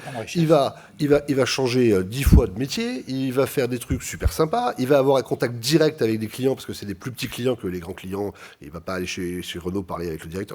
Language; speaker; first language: French; native; French